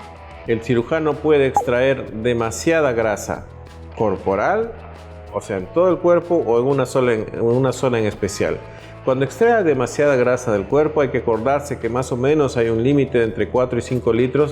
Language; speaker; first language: Spanish; native; Spanish